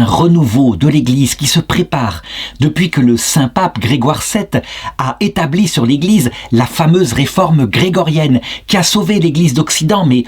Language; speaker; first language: French; native; French